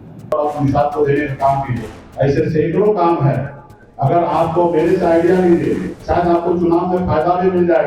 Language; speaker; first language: Hindi; native; Hindi